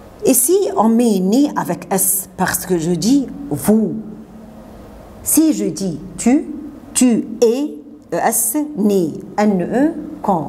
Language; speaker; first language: French; non-native, fluent; Arabic